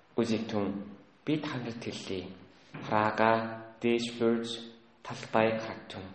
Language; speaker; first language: Mongolian; native; Mongolian